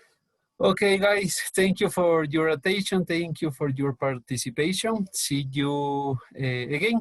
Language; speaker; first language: English; non-native, learner; Spanish